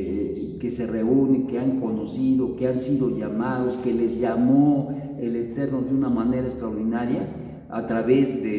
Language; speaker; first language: Spanish; native; Spanish